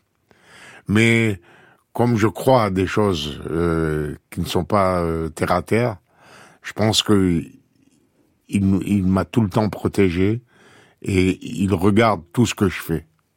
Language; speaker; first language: French; native; French